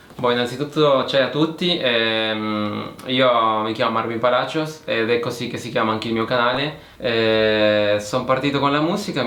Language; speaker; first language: Italian; early bilingual, other home language; Spanish